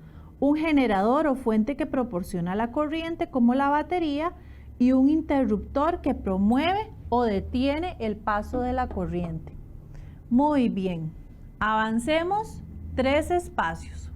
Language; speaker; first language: Spanish; native; Spanish